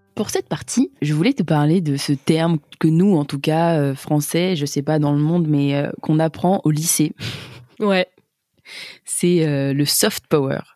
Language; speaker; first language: French; native; French